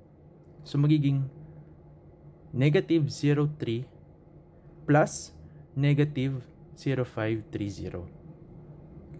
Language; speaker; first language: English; non-native, local second language; Filipino